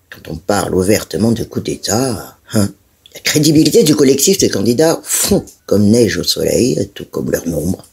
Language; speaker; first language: French; non-native, local second language; Malagasy